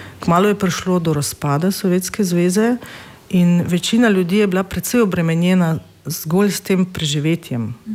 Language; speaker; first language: Slovenian; non-native, fluent; Russian